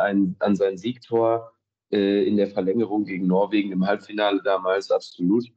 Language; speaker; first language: German; native; German